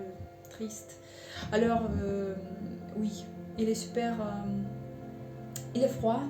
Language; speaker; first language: French; non-native, learner; Russian